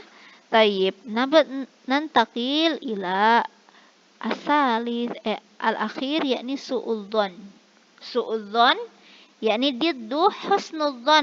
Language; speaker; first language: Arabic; non-native, fluent; Indonesian